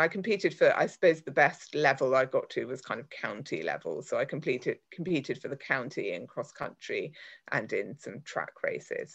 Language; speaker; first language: English; native; English